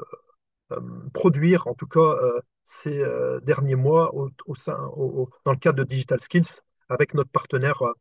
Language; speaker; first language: French; native; French